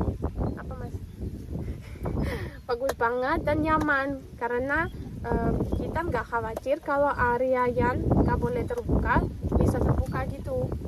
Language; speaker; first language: Indonesian; non-native, fluent; Russian